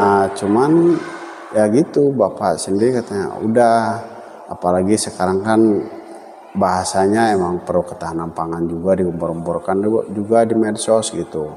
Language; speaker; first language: Indonesian; native; Indonesian